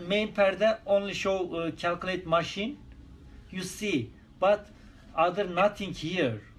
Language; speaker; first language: English; non-native, learner; Turkish